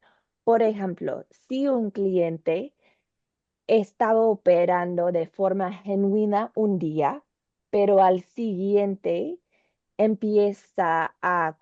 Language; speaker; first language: Spanish; non-native, learner; English